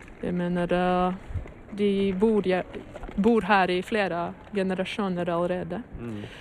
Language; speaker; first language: Norwegian; non-native, learner; Latvian